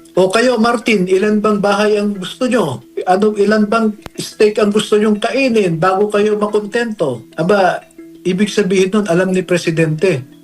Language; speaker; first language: Filipino; native; Filipino